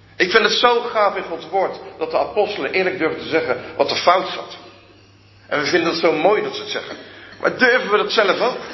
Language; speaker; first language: Dutch; native; Dutch